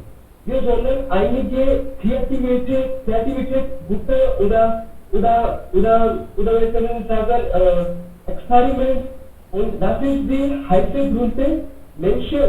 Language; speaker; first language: German; non-native, learner; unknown